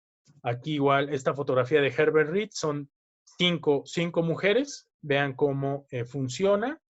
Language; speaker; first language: Spanish; native; Spanish